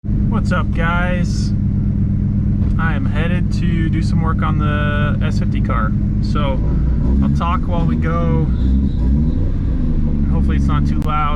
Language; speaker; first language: English; native; English